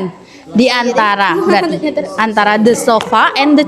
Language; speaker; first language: English; non-native, learner; Indonesian